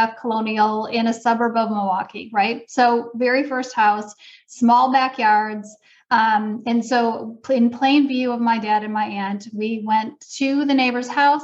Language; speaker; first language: English; native; English